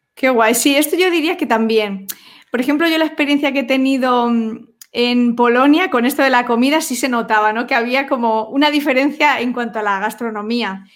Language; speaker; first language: Spanish; native; Spanish